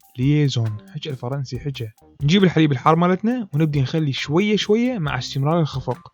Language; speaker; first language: Arabic; native; Arabic